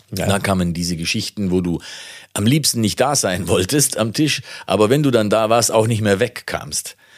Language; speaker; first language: German; non-native, fluent; Italian